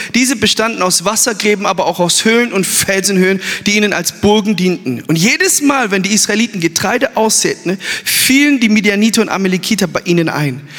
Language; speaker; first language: German; early bilingual, other home language; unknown